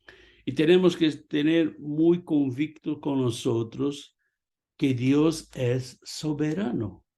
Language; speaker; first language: Spanish; non-native, fluent; Portuguese